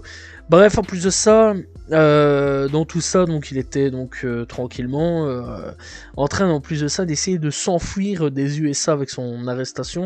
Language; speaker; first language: French; native; French